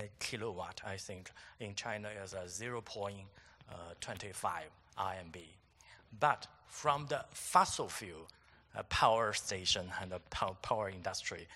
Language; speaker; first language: English; non-native, fluent; Chinese